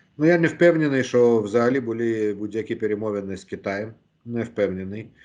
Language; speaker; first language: Ukrainian; non-native, local second language; Russian